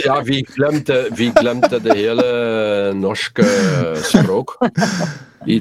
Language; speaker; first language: Norwegian; non-native, learner; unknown